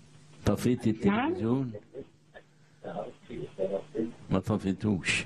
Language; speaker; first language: Arabic; native; Arabic